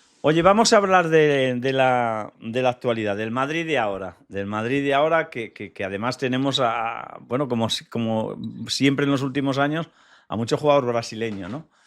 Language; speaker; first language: Spanish; native; Spanish